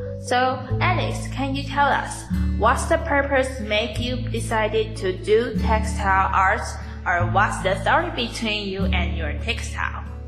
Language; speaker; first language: English; non-native, learner; Chinese